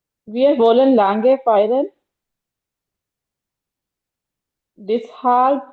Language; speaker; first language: German; non-native, learner; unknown